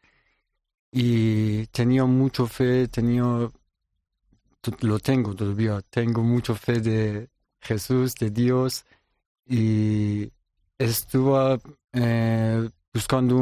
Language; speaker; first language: Spanish; non-native, learner; Persian